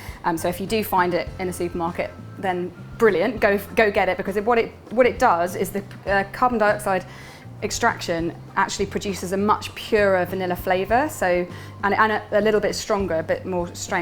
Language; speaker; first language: English; native; English